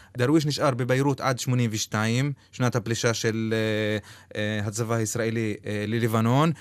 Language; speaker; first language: Hebrew; non-native, local second language; Arabic